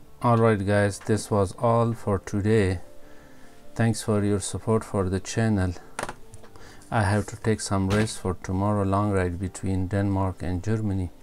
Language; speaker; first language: English; non-native, learner; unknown